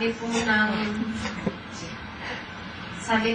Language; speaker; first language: Filipino; native; Filipino